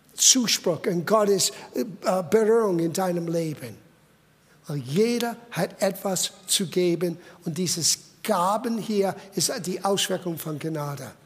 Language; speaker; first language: German; non-native, fluent; English